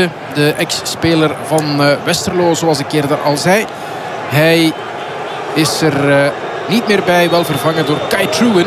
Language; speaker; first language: Dutch; native; Dutch